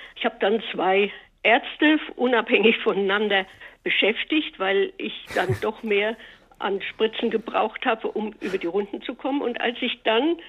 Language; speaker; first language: German; native; German